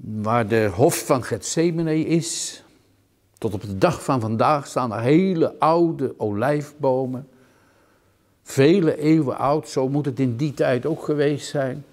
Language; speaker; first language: Dutch; native; Dutch